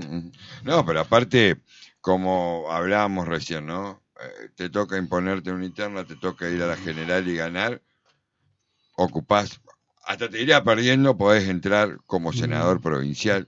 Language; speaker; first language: Spanish; native; Spanish